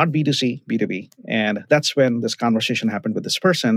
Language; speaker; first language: English; non-native, local second language; Hindi